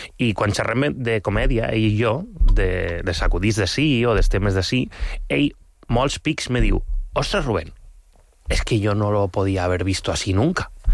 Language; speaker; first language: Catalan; non-native, local second language; Spanish